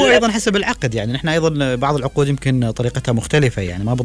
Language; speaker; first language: Arabic; native; Arabic